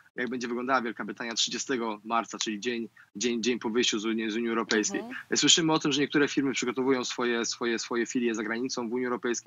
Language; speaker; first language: Polish; native; Polish